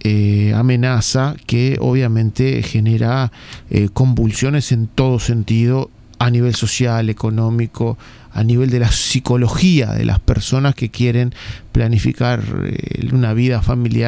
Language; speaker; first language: Spanish; native; Spanish